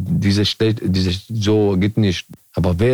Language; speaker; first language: German; non-native, learner; Arabic